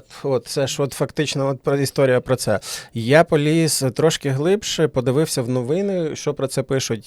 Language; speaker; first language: Ukrainian; native; Ukrainian